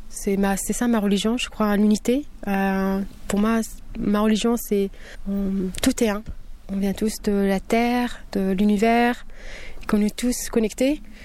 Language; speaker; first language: French; non-native, local second language; Kabyle